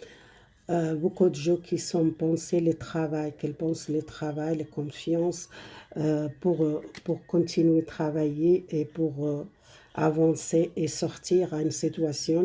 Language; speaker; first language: French; non-native, learner; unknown